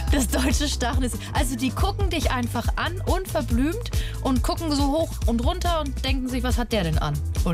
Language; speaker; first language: German; native; German